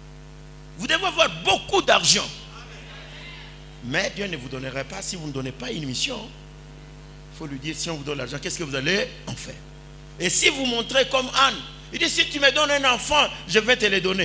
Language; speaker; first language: French; non-native, local second language; Lingala